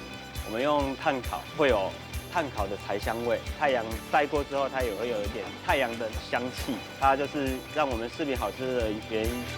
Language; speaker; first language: Chinese; native; Chinese